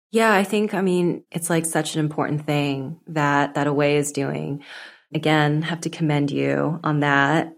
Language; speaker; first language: English; native; English